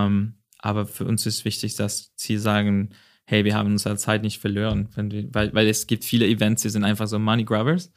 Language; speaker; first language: German; non-native, fluent; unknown